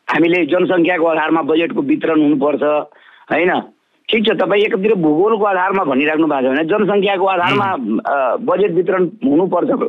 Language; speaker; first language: Nepali; non-native, local second language; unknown